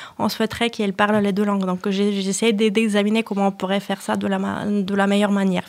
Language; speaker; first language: French; non-native, fluent; Bulgarian